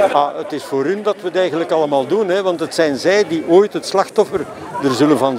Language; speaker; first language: Dutch; native; Dutch